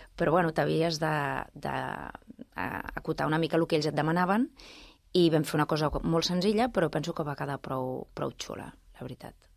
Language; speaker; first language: Catalan; non-native, local second language; Spanish